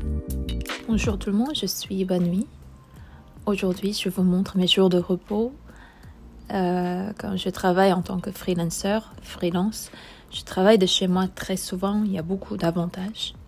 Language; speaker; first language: French; non-native, fluent; Korean